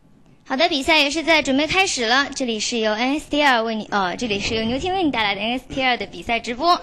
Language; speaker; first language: Chinese; native; Chinese